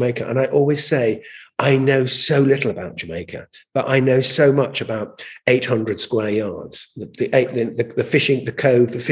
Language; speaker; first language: English; native; English